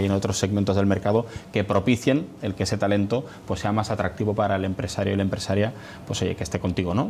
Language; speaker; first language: Spanish; native; Spanish